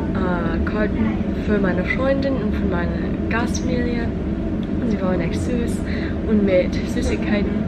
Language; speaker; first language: German; non-native, learner; English